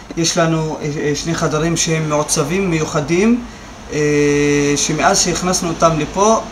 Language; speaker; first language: Hebrew; non-native, local second language; Arabic